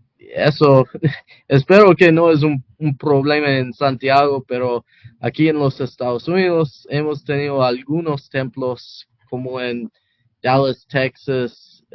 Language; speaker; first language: Spanish; non-native, fluent; English